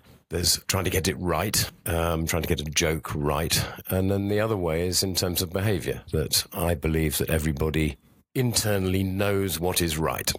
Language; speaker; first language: English; native; English